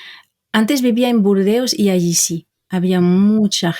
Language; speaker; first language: Spanish; non-native, fluent; French